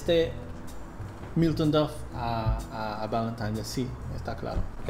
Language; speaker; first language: Spanish; non-native, fluent; English